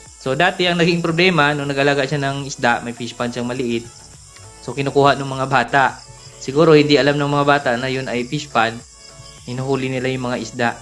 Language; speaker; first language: Filipino; non-native, local second language; Cebuano